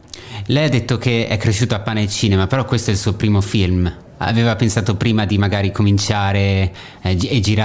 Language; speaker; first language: Italian; native; Italian